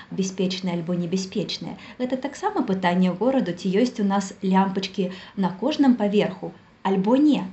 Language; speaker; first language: Belarusian; native; Belarusian